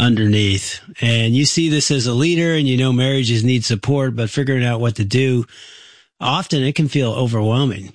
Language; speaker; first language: English; native; English